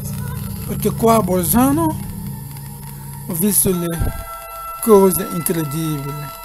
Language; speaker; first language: Italian; non-native, learner; Dyula